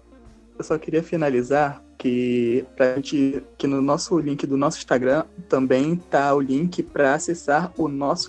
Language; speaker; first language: Portuguese; native; Portuguese